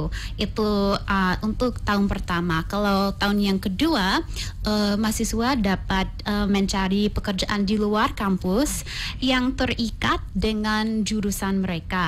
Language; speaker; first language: Indonesian; non-native, fluent; English